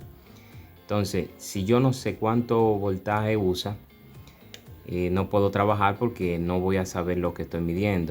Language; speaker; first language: Spanish; native; Spanish